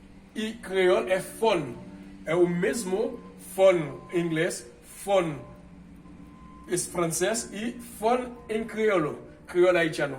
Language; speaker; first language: Portuguese; non-native, fluent; Haitian Creole